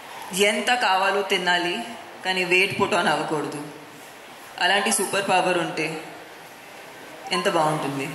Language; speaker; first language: Telugu; non-native, fluent; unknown